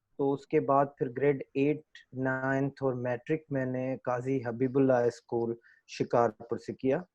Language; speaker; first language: Urdu; non-native, local second language; Sindhi